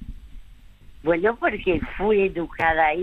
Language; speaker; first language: Spanish; early bilingual, other home language; French